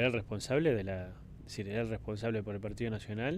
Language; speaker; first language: Spanish; native; Spanish